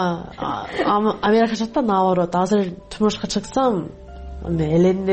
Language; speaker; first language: Kyrgyz; non-native, learner; English